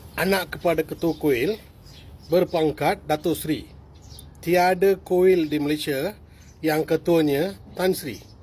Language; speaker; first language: Malay; non-native, local second language; Tamil